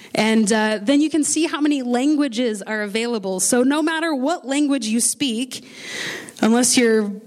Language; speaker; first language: English; native; English